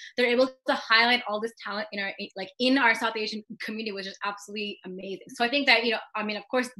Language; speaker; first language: English; native; English